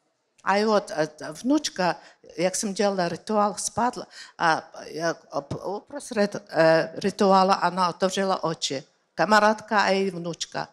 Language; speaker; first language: Czech; non-native, learner; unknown